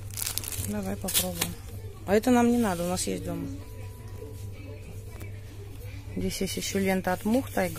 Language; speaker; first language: Russian; native; Russian